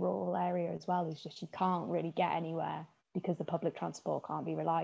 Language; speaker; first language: English; native; English